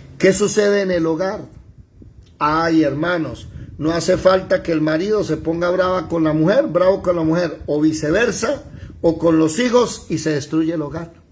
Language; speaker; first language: Spanish; native; Spanish